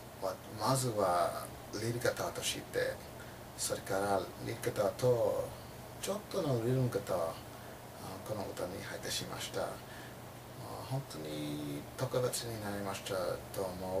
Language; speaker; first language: Japanese; non-native, learner; English